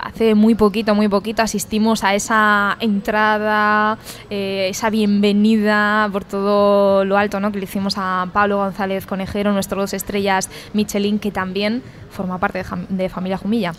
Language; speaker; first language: Spanish; native; Spanish